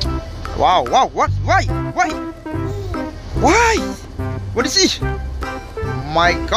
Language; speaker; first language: English; non-native, learner; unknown